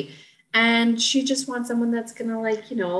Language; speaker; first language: English; native; English